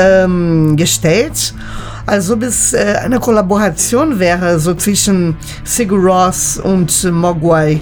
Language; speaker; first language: German; native; German